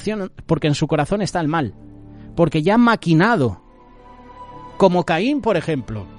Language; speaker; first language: Spanish; native; Spanish